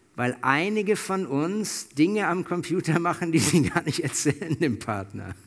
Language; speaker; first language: German; native; German